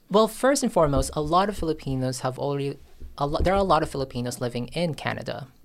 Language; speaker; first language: English; non-native, local second language; Filipino